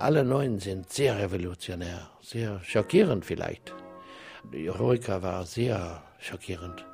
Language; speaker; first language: German; non-native, learner; English